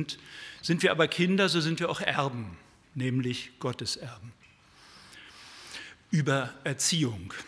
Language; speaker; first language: German; native; German